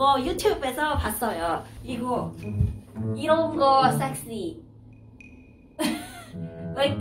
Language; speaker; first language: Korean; non-native, learner; Cantonese